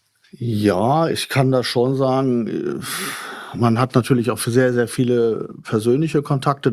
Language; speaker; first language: German; native; German